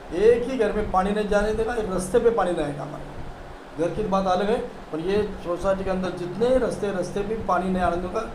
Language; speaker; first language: Hindi; non-native, local second language; Marathi